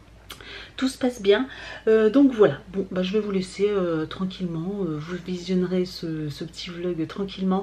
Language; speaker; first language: French; native; French